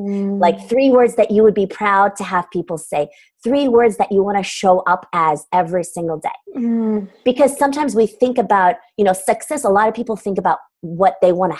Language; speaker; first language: English; non-native, fluent; Turkish